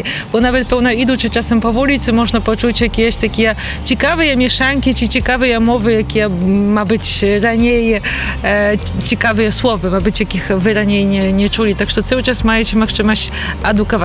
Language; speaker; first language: Polish; non-native, learner; Belarusian